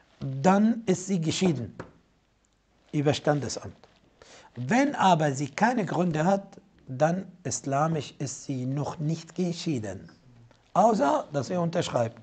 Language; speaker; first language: German; non-native, fluent; Arabic